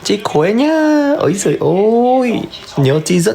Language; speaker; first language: Vietnamese; non-native, learner; Korean